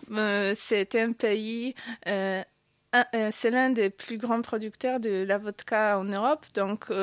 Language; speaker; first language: French; non-native, fluent; Polish